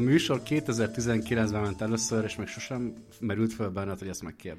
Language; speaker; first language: Hungarian; native; Hungarian